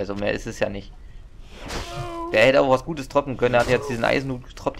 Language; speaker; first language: German; native; German